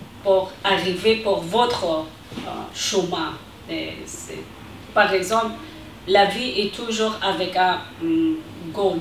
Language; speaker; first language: French; non-native, learner; Persian